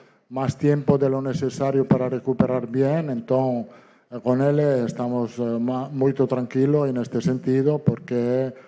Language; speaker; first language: Spanish; non-native, fluent; Italian